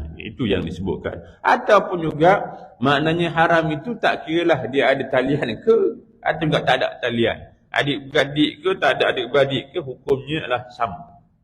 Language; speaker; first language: Malay; native; Malay